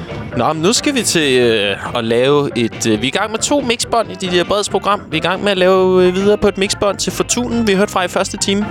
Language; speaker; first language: Danish; native; Danish